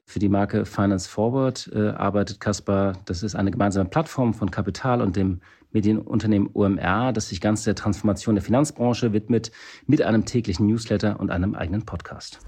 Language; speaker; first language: German; native; German